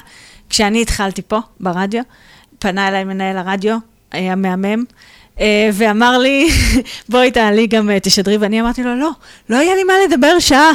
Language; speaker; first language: Hebrew; native; Hebrew